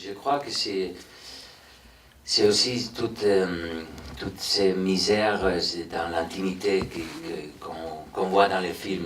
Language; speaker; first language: French; non-native, fluent; Spanish